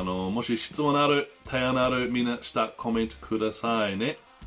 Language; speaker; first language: Japanese; non-native, learner; English